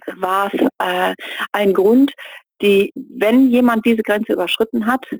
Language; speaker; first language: German; native; German